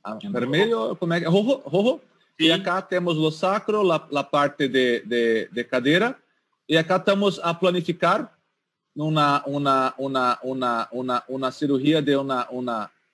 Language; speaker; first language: Portuguese; native; Portuguese